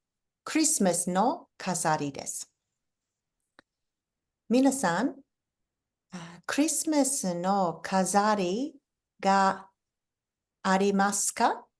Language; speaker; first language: Japanese; non-native, fluent; English